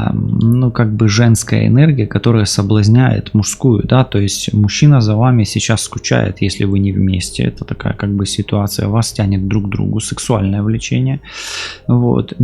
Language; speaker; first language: Russian; native; Russian